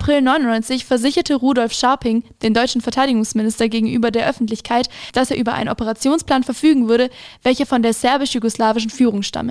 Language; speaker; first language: German; native; German